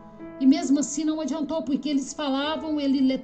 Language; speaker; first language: Portuguese; native; Portuguese